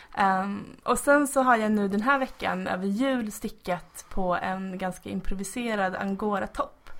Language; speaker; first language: Swedish; native; Swedish